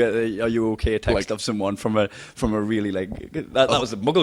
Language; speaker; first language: English; native; English